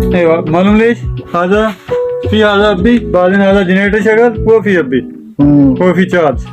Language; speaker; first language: Arabic; non-native, learner; Hindi